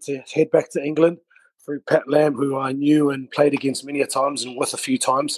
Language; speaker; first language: English; native; English